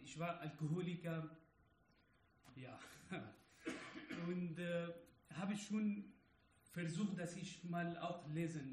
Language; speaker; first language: German; non-native, learner; Arabic